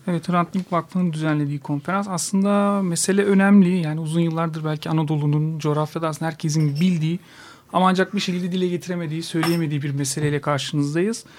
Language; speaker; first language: Turkish; native; Turkish